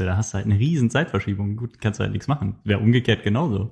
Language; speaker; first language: German; native; German